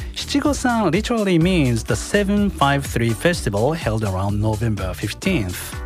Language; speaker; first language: English; non-native, fluent; Japanese